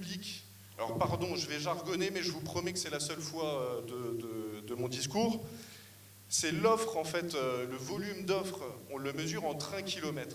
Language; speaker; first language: French; native; French